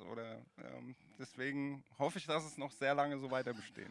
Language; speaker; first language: German; native; German